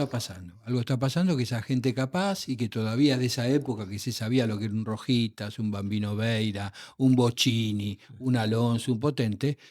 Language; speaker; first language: Spanish; native; Spanish